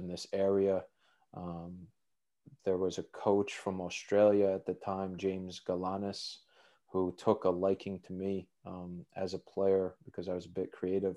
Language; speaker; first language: English; native; English